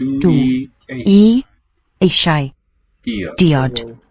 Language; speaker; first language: Welsh; non-native, learner; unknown